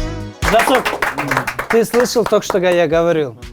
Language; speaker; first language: Russian; non-native, local second language; Kazakh